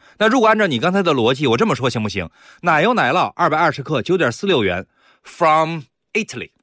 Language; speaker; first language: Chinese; native; Chinese